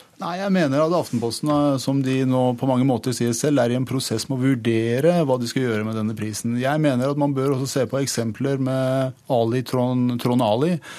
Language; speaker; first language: Norwegian; non-native, fluent; Persian